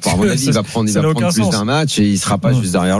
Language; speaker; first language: French; native; French